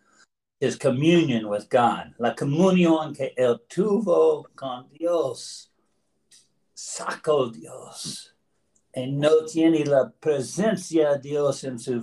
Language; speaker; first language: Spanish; non-native, learner; English